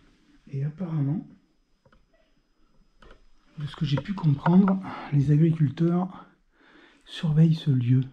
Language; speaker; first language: French; native; French